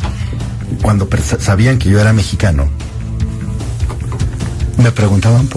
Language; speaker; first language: Spanish; native; Spanish